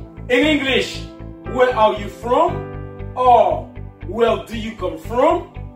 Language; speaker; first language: English; non-native, fluent; Haitian Creole